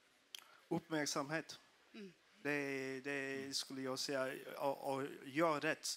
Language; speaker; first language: Swedish; non-native, fluent; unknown